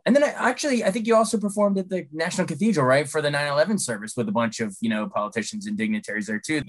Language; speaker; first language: English; native; English